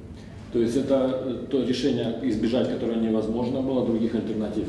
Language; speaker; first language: Russian; native; Russian